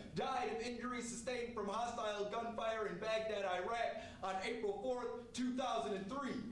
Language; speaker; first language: English; native; English